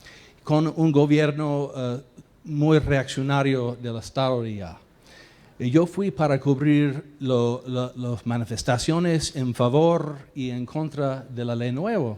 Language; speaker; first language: Spanish; non-native, fluent; English